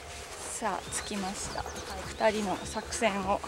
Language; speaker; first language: Japanese; native; Japanese